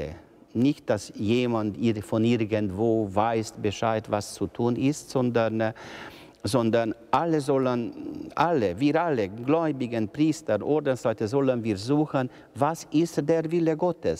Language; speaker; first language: German; non-native, local second language; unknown